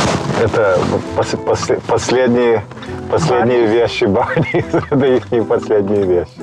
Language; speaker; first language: Russian; early bilingual, heritage; Russian